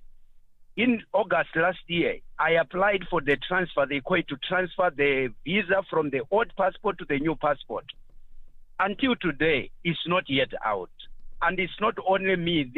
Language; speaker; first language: English; non-native, local second language; Nyanja